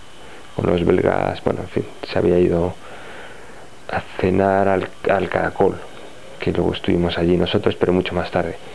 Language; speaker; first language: Spanish; native; Spanish